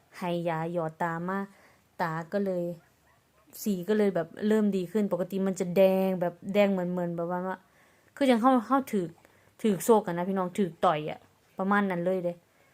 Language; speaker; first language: Thai; native; Thai